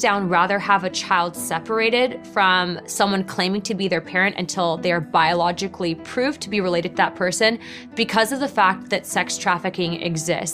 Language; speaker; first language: English; native; English